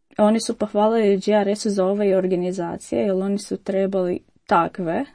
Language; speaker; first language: Croatian; non-native, learner; Arabic